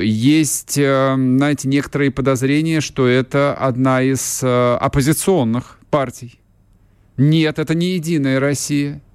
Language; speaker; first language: Russian; native; Russian